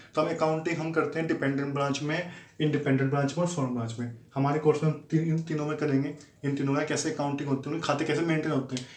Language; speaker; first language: Hindi; native; Hindi